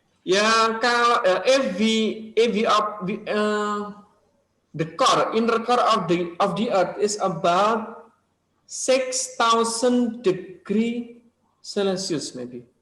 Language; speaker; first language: English; non-native, learner; Indonesian